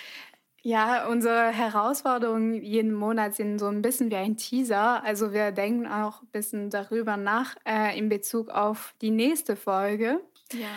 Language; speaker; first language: German; non-native, fluent; French